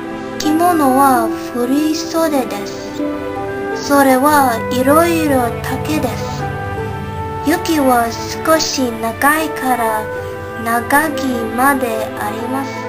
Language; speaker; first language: Japanese; non-native, learner; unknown